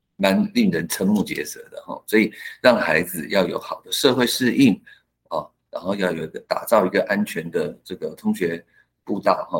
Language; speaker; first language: Chinese; non-native, local second language; Hakka Chinese